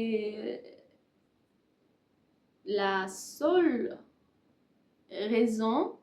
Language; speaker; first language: French; non-native, learner; Persian